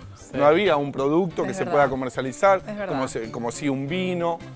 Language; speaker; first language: Spanish; native; Spanish